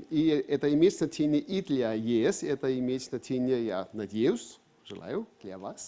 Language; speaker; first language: Russian; non-native, fluent; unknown